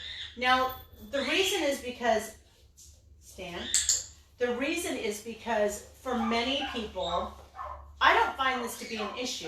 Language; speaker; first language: English; native; English